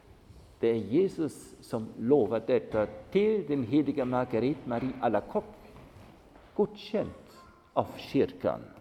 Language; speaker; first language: Swedish; non-native, fluent; German